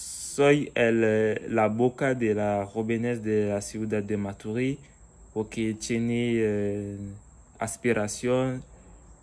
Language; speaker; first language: Spanish; non-native, learner; French